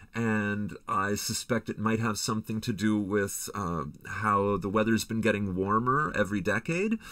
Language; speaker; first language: English; native; English